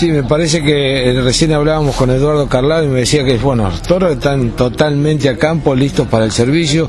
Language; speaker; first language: Spanish; native; Spanish